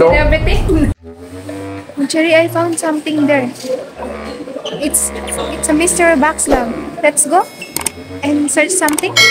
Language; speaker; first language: English; non-native, local second language; Filipino